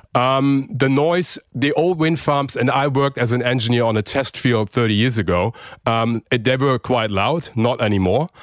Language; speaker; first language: English; non-native, fluent; German